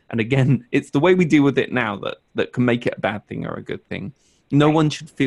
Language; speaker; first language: English; native; English